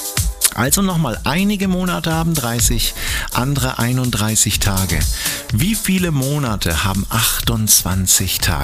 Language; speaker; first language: German; native; German